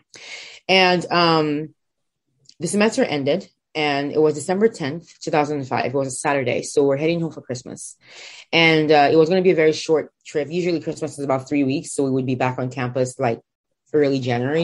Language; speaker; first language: English; non-native, local second language; Igbo